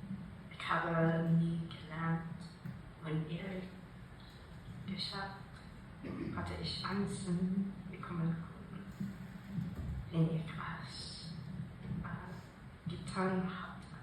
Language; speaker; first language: German; non-native, learner; English